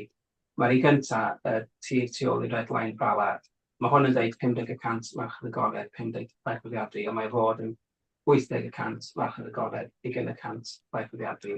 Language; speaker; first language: Welsh; native; Welsh